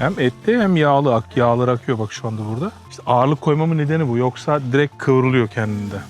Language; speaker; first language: Turkish; native; Turkish